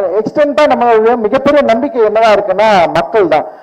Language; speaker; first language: Tamil; native; Tamil